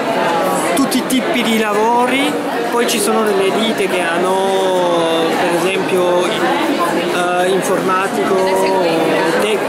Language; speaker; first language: Italian; non-native, fluent; French